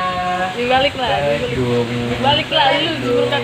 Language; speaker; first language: Indonesian; native; Indonesian